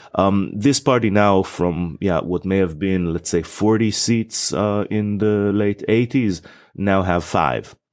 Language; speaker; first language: English; non-native, fluent; Hebrew